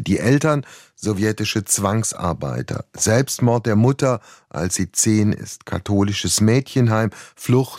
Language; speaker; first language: German; native; German